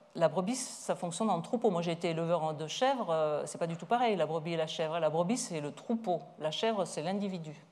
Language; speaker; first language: French; native; French